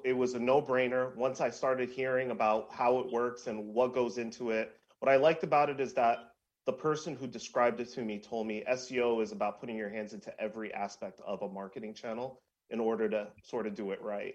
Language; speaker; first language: English; native; English